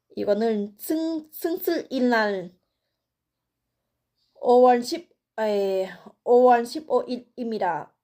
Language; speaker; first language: Korean; non-native, learner; Thai